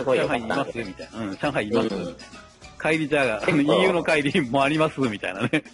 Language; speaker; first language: Japanese; native; Japanese